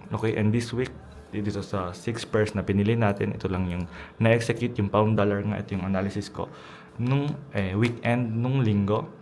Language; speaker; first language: Filipino; early bilingual, heritage; Filipino